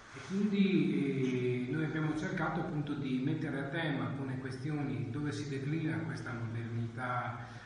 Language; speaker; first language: Italian; native; Italian